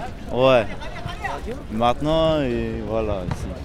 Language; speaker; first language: French; non-native, learner; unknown